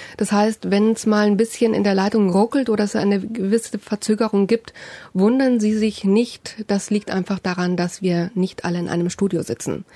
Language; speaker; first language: German; native; German